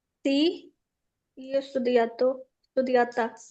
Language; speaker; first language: Italian; non-native, learner; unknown